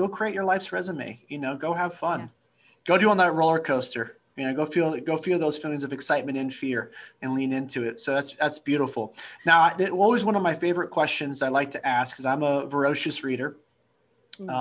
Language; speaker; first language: English; native; English